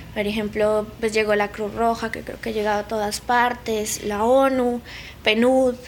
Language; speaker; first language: Spanish; native; Spanish